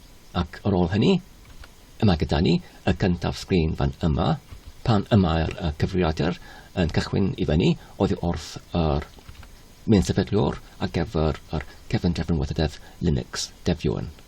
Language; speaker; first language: Welsh; non-native, learner; Polish